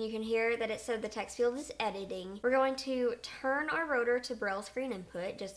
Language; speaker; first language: English; native; English